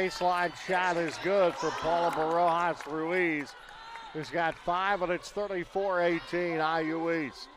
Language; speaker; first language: English; native; English